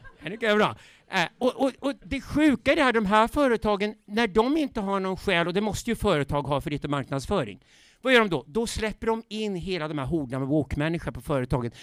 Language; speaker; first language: Swedish; native; Swedish